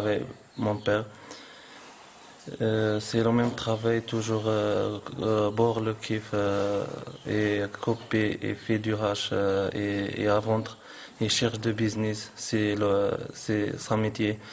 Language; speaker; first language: French; non-native, learner; Arabic